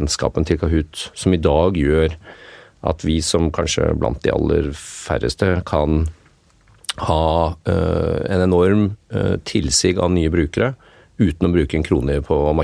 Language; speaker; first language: Norwegian; native; Norwegian